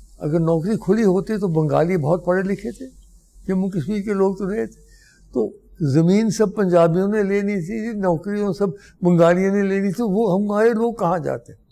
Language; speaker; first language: Hindi; non-native, local second language; Dogri